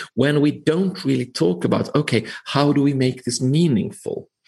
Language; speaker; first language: English; non-native, fluent; Finnish